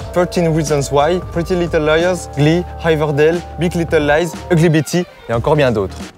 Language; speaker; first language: French; early bilingual, other home language; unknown